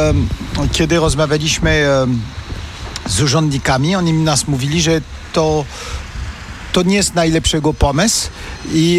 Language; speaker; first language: Polish; non-native, fluent; French